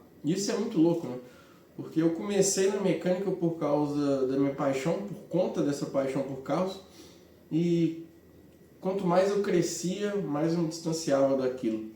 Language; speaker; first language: Portuguese; native; Portuguese